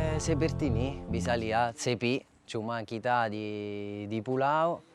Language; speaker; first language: Indonesian; non-native, learner; Italian